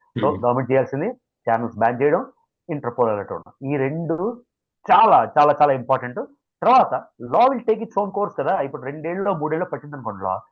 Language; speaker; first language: Telugu; native; Telugu